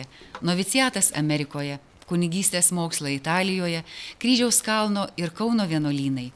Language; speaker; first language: Lithuanian; native; Lithuanian